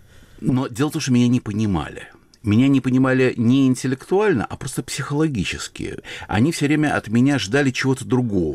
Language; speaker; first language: Russian; native; Russian